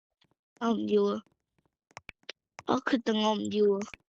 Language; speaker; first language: Chinese; early bilingual, heritage; Cantonese